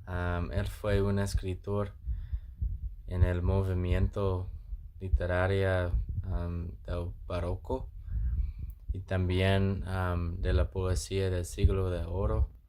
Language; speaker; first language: Spanish; non-native, learner; English